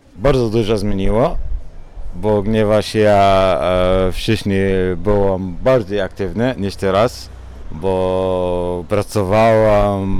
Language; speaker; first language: Polish; non-native, learner; Arabic